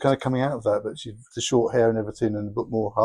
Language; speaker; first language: English; native; English